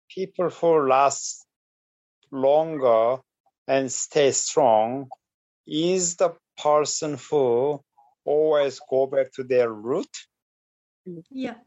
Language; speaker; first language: English; non-native, fluent; Korean